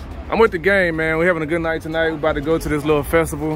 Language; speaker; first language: English; native; English